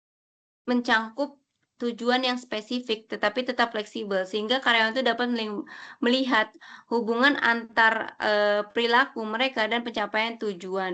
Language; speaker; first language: Indonesian; native; Indonesian